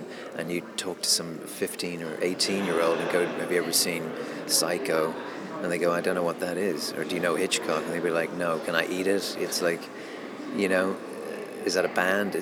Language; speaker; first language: English; native; English